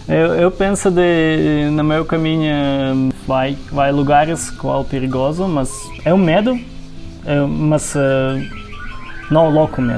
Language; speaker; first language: Portuguese; non-native, learner; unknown